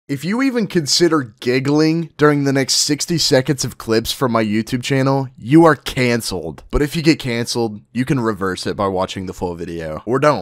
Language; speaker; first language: English; native; English